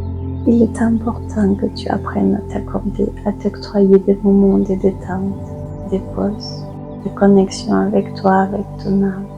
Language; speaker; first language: French; native; French